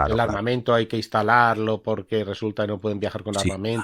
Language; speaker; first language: Spanish; native; Spanish